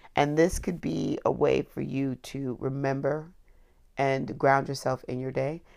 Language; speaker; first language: English; native; English